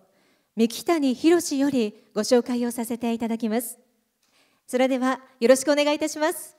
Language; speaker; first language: Japanese; native; Japanese